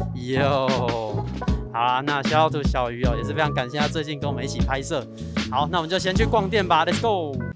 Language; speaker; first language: Chinese; native; Chinese